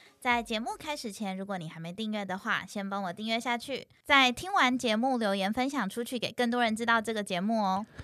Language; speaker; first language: Chinese; native; Chinese